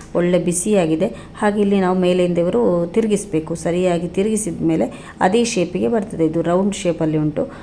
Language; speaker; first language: Kannada; non-native, local second language; Tulu